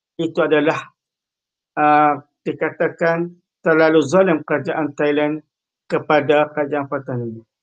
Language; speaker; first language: Malay; native; Malay